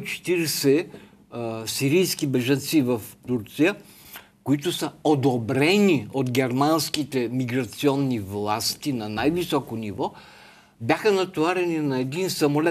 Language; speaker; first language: Bulgarian; native; Bulgarian